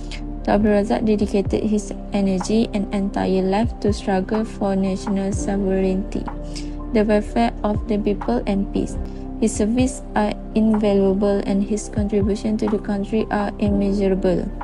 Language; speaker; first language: English; non-native, local second language; Malay